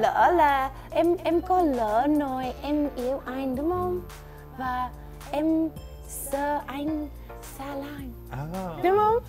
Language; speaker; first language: Vietnamese; non-native, learner; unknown